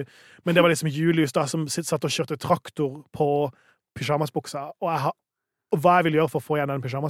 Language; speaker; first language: Norwegian; native; Norwegian